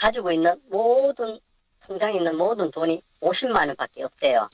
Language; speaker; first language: Korean; native; Korean